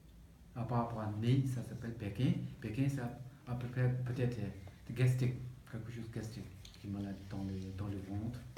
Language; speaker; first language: French; non-native, learner; Tibetan